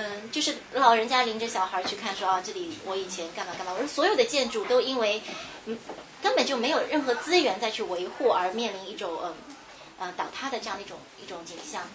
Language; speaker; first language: Chinese; native; Chinese